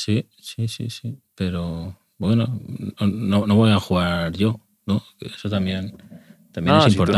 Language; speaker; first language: Spanish; native; Spanish